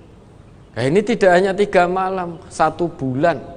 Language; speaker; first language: Indonesian; non-native, local second language; Javanese